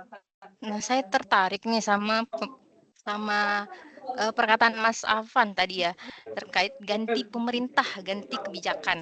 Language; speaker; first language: Indonesian; native; Indonesian